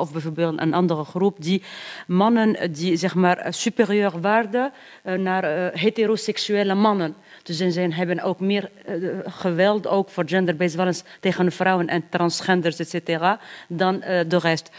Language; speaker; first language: Dutch; non-native, fluent; Arabic